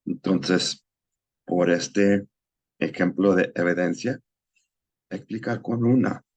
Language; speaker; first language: Spanish; non-native, learner; English